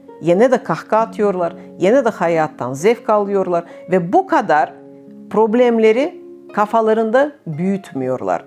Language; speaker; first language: Turkish; non-native, fluent; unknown